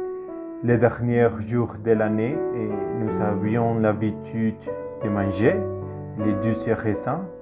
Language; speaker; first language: French; non-native, learner; Spanish